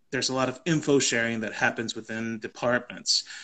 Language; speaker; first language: English; native; English